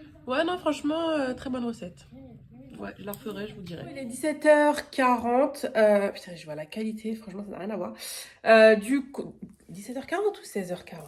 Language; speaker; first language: French; native; French